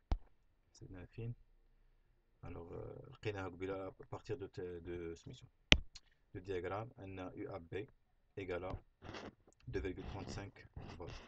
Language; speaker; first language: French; non-native, local second language; Arabic